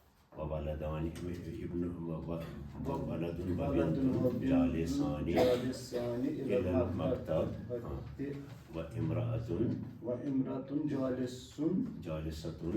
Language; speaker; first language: Arabic; non-native, fluent; Urdu